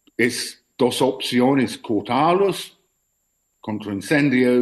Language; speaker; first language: Spanish; non-native, learner; English